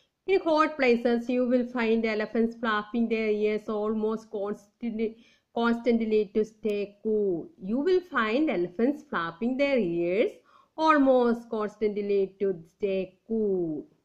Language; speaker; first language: English; non-native, local second language; Malayalam